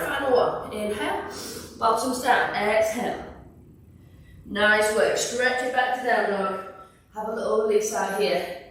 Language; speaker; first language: English; native; English